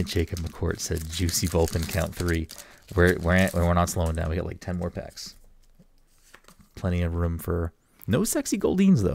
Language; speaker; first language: English; native; English